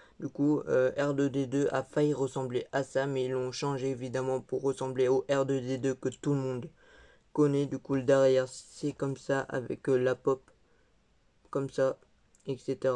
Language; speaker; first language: French; native; French